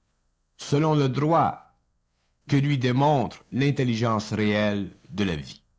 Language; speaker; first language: French; native; French